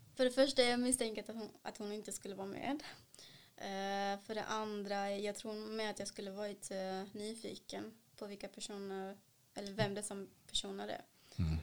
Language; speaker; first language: Swedish; early bilingual, other home language; Kannada